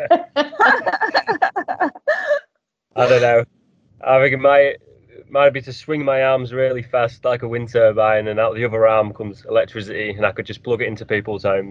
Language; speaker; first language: English; native; English